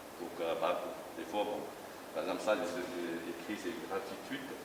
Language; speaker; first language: French; non-native, learner; Chinese